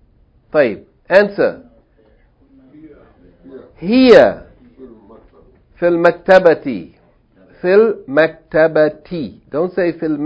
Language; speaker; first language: Arabic; non-native, fluent; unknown